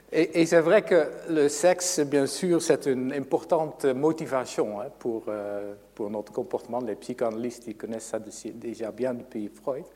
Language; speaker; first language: French; non-native, fluent; Dutch